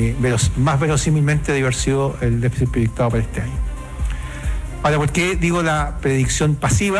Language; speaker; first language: Spanish; native; Spanish